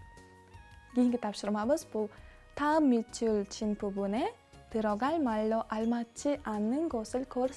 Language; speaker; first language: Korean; non-native, fluent; Kyrgyz